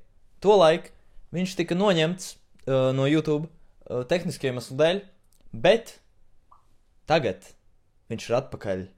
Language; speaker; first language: Latvian; native; Latvian